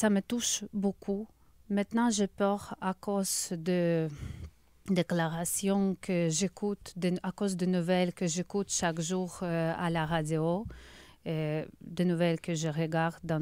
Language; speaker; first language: French; non-native, learner; Ukrainian